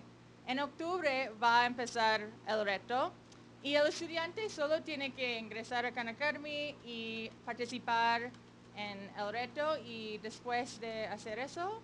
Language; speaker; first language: Spanish; non-native, fluent; English